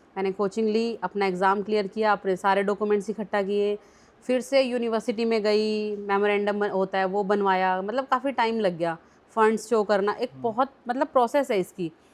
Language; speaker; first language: Hindi; native; Hindi